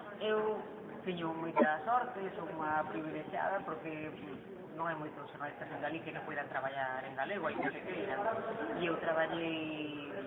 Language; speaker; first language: Galician; non-native, local second language; Spanish